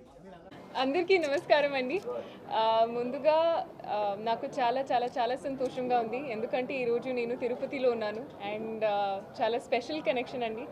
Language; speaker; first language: Telugu; non-native, local second language; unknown